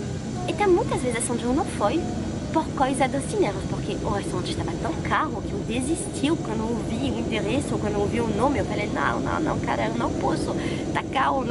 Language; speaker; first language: Portuguese; non-native, fluent; French